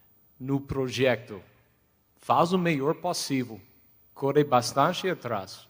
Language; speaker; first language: Portuguese; non-native, fluent; English